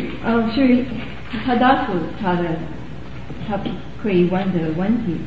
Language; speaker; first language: Chinese; non-native, learner; English